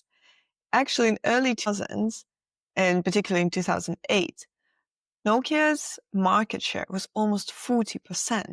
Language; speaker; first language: English; non-native, fluent; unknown